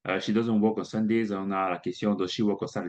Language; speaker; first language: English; non-native, fluent; French